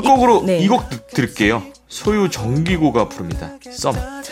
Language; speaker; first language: Korean; native; Korean